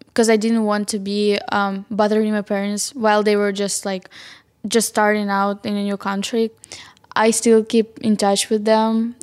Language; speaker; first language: English; non-native, fluent; Ukrainian